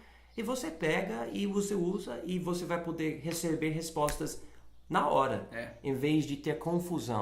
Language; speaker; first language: Portuguese; non-native, fluent; English